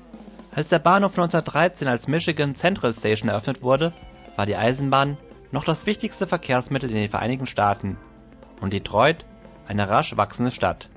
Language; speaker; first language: German; native; German